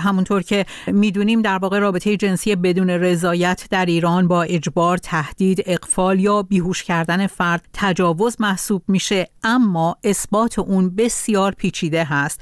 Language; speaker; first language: Persian; native; Persian